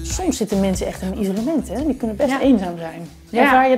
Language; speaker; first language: Dutch; native; Dutch